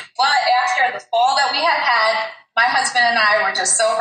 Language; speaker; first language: English; native; English